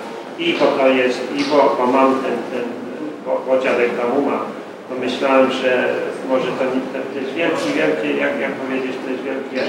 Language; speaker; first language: Polish; early bilingual, heritage; Polish